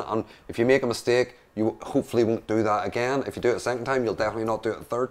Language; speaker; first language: English; native; English